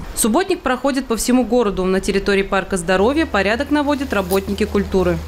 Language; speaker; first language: Russian; native; Russian